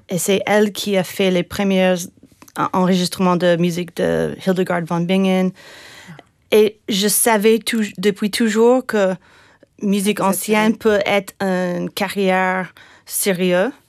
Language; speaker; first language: French; non-native, fluent; English